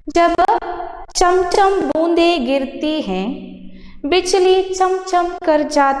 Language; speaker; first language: Hindi; non-native, local second language; Malayalam